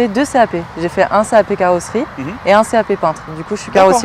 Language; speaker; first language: French; native; French